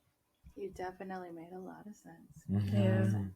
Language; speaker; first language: English; native; English